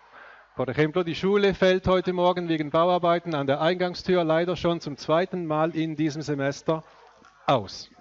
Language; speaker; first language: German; native; German